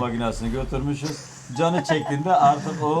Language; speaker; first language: Turkish; native; Turkish